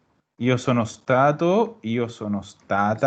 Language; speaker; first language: Italian; non-native, fluent; Spanish